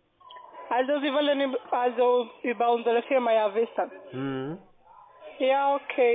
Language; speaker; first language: German; non-native, fluent; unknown